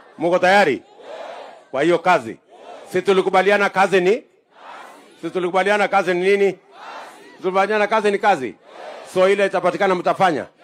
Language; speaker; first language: Swahili; non-native, local second language; Kalenjin